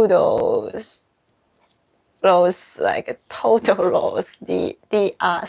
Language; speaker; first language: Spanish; non-native, learner; Chinese